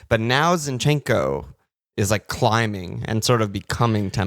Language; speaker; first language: English; native; English